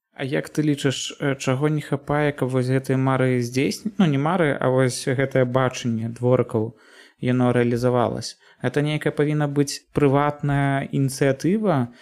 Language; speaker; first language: Belarusian; native; Belarusian